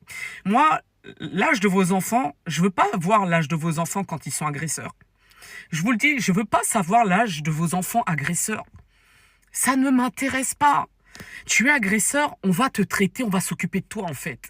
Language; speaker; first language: French; native; French